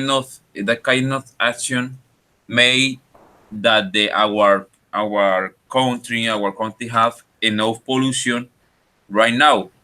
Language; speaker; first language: English; non-native, learner; Spanish